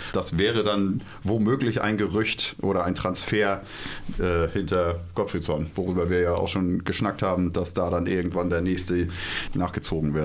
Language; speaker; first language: German; native; German